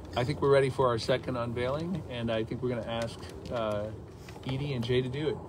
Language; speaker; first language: English; native; English